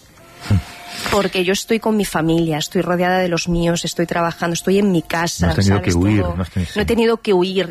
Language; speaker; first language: Spanish; native; Spanish